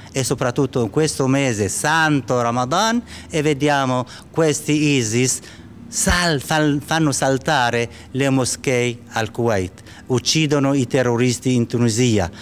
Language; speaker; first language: Italian; non-native, fluent; Arabic